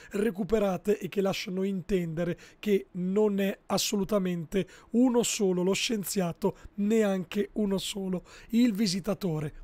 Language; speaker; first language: Italian; native; Italian